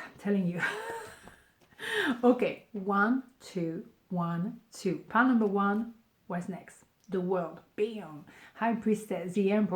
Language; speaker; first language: English; non-native, fluent; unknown